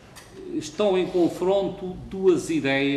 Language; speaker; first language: Portuguese; native; Portuguese